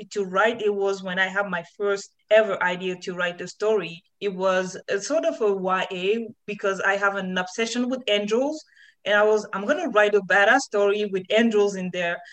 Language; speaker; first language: English; non-native, fluent; French